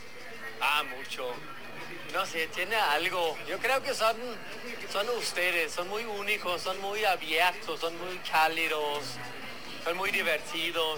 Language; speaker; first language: Spanish; non-native, fluent; Danish